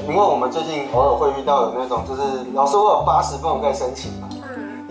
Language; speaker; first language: Chinese; native; Chinese